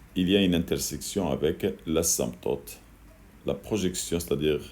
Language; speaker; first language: French; non-native, local second language; Arabic